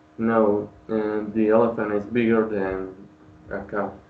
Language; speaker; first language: English; non-native, learner; Spanish